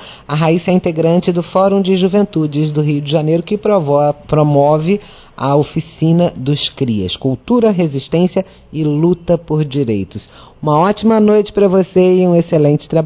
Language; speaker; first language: Portuguese; native; Portuguese